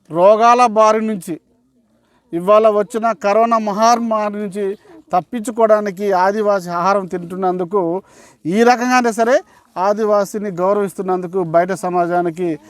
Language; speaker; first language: Telugu; non-native, local second language; Koya